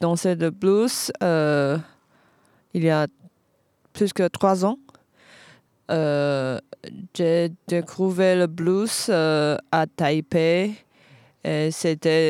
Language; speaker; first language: French; non-native, fluent; Chinese